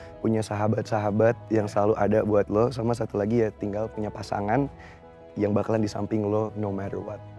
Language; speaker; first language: Indonesian; early bilingual, heritage; Indonesian